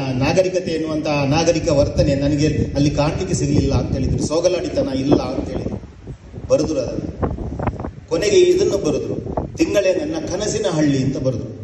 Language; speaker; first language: Kannada; native; Kannada